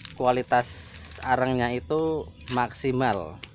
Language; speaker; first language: Indonesian; non-native, local second language; Javanese